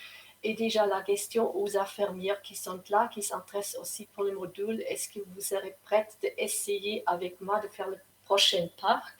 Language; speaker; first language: French; non-native, fluent; German